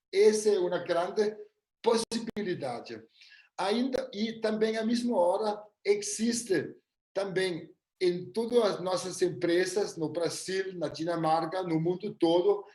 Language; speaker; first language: Portuguese; non-native, fluent; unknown